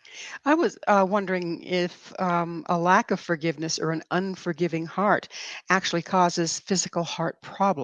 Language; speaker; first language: English; native; English